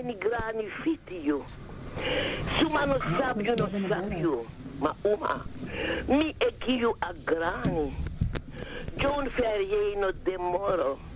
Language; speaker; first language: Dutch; native; Dutch